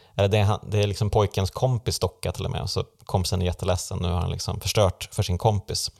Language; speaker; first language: Swedish; native; Swedish